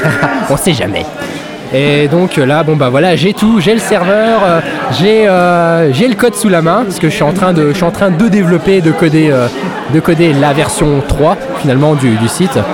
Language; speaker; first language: French; native; French